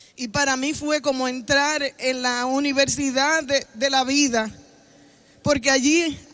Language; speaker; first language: Spanish; native; Spanish